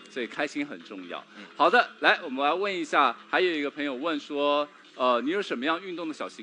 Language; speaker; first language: Chinese; native; Chinese